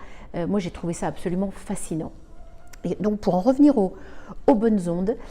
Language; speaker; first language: French; native; French